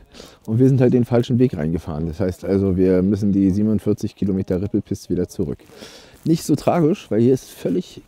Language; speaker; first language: German; native; German